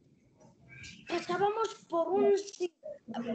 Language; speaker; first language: Spanish; early bilingual, heritage; Spanish